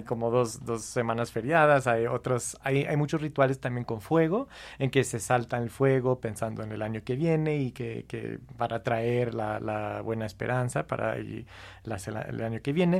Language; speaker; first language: Spanish; non-native, fluent; English